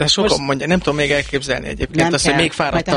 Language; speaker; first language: Hungarian; native; Hungarian